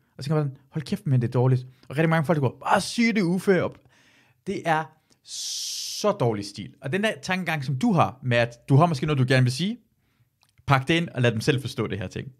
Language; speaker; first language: Danish; early bilingual, other home language; Persian